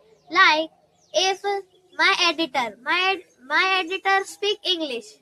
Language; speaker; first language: English; non-native, learner; Hindi